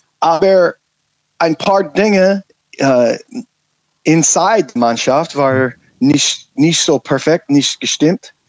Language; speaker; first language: German; non-native, learner; English